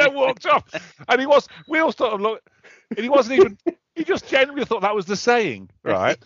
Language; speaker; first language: English; native; English